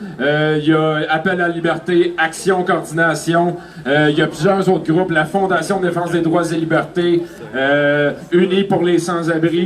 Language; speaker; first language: French; native; French